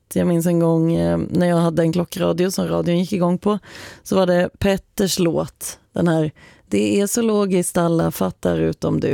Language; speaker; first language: Swedish; native; Swedish